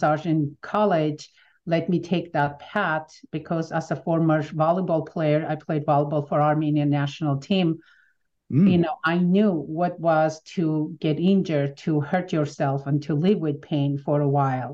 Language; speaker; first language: English; non-native, fluent; Armenian